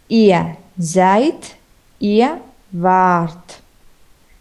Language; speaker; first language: German; non-native, learner; Spanish